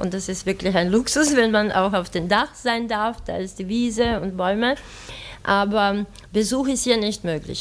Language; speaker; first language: German; native; German